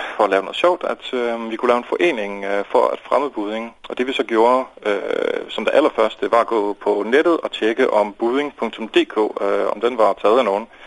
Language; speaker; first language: Danish; non-native, fluent; Dutch